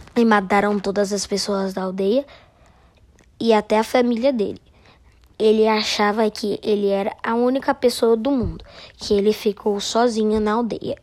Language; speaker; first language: Portuguese; native; Portuguese